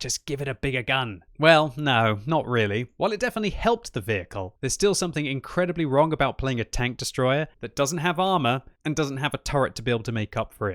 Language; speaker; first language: English; native; English